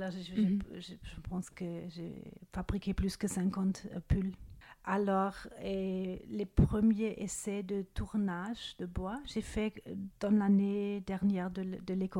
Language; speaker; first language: French; non-native, fluent; German